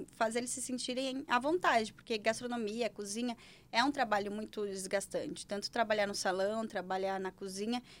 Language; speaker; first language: Portuguese; native; Portuguese